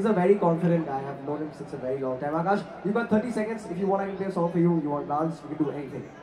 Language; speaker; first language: English; non-native, local second language; Hindi